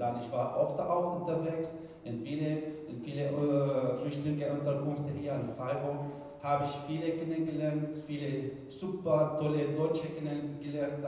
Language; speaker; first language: German; non-native, fluent; Arabic